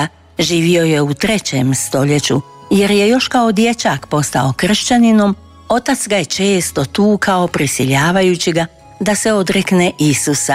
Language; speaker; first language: Croatian; native; Croatian